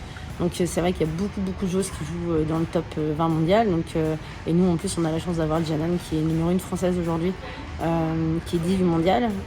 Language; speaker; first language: French; native; French